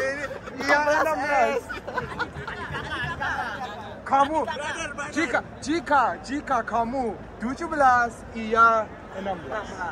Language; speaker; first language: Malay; non-native, learner; Persian